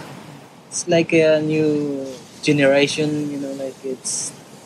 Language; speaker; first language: English; non-native, local second language; Surigaonon